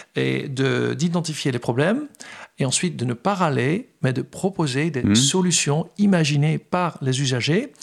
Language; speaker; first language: French; non-native, fluent; Dutch